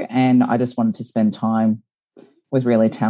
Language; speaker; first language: English; native; English